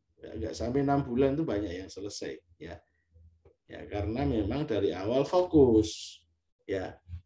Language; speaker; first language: Indonesian; native; Indonesian